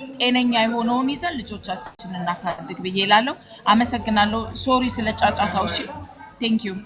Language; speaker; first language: Amharic; native; Amharic